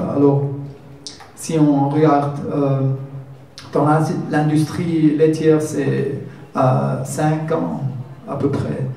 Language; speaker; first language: French; non-native, learner; German